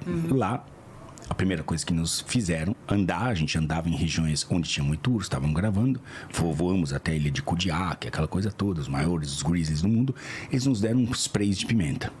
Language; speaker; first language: Portuguese; native; Portuguese